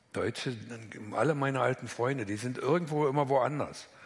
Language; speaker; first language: German; native; German